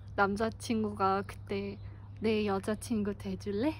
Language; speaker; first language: Korean; non-native, fluent; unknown